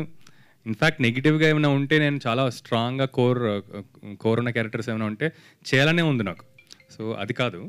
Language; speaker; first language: Telugu; native; Telugu